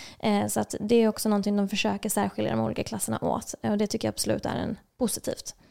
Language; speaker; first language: Swedish; native; Swedish